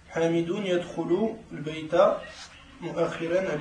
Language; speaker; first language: Arabic; non-native, learner; French